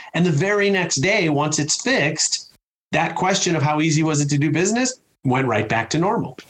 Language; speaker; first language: English; native; English